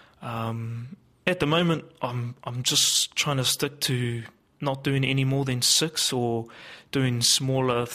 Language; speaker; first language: English; native; English